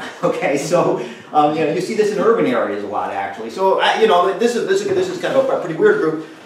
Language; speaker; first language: English; native; English